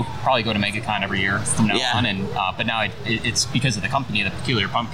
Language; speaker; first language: English; native; English